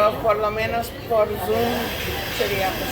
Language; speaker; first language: Spanish; non-native, learner; English